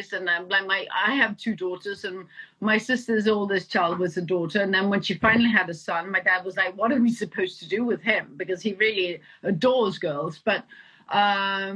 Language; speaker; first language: English; non-native, fluent; Danish